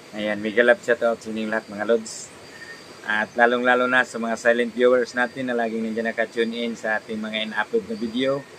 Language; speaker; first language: Filipino; non-native, local second language; Cebuano